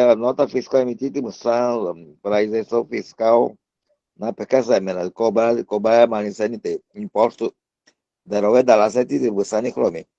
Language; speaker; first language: Portuguese; non-native, local second language; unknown